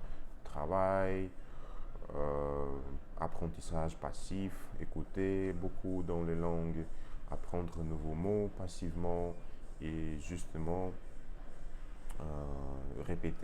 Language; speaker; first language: French; non-native, learner; Russian